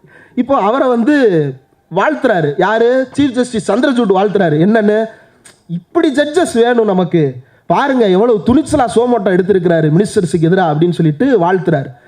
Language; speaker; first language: Tamil; native; Tamil